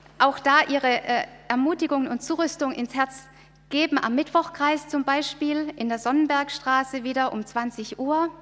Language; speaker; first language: German; native; German